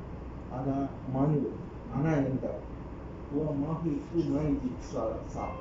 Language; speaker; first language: Arabic; non-native, learner; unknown